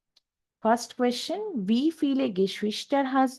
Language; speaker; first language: German; non-native, fluent; Hindi